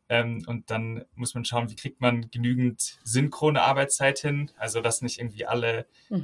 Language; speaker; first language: German; native; German